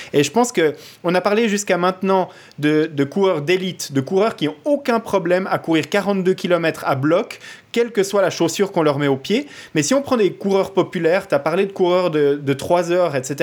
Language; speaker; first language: French; native; French